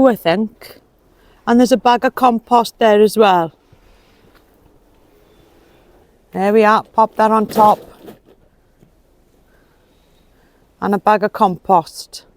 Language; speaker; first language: English; native; English